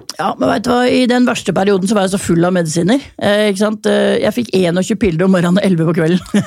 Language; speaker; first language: Norwegian; native; Norwegian